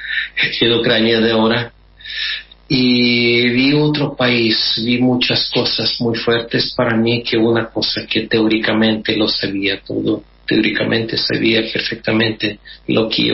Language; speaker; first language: Spanish; non-native, fluent; Russian